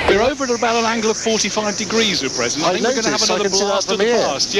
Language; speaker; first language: English; native; English